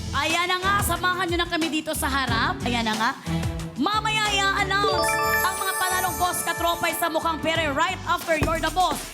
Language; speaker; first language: Filipino; non-native, local second language; Cebuano